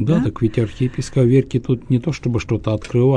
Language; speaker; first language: Russian; native; Russian